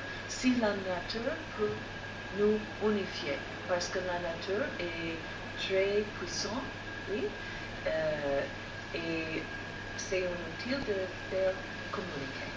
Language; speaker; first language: French; non-native, fluent; English